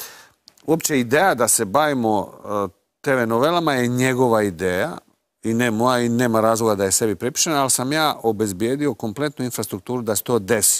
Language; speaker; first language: Croatian; native; Croatian